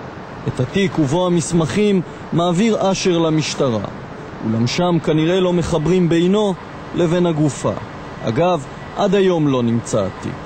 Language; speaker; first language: Hebrew; native; Hebrew